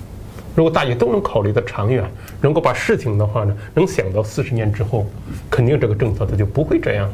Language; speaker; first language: Chinese; native; Chinese